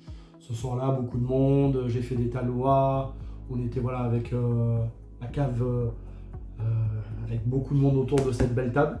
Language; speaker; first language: French; native; French